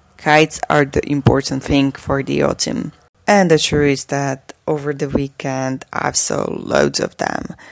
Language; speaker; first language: English; non-native, fluent; Slovak